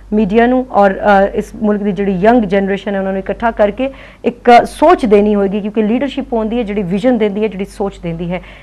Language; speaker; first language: Urdu; non-native, local second language; Punjabi